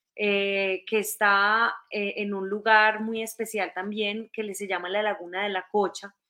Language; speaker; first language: Spanish; native; Spanish